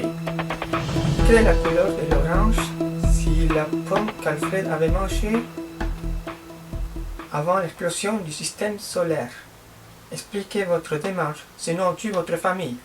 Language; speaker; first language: French; native; French